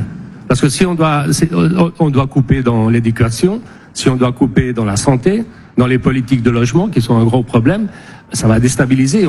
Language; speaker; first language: French; non-native, fluent; Spanish